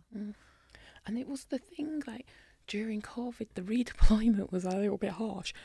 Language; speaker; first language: English; native; English